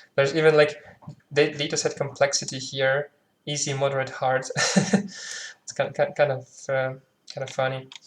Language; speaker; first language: English; non-native, fluent; Ukrainian